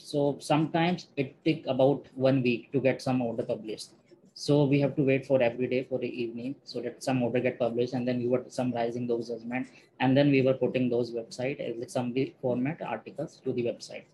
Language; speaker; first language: English; non-native, local second language; Hindi